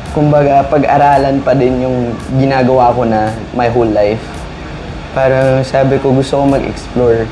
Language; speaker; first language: Filipino; native; Filipino